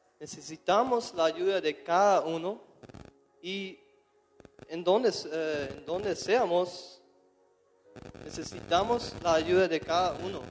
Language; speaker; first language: Spanish; non-native, local second language; German